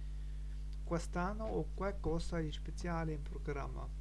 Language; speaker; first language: Italian; non-native, learner; German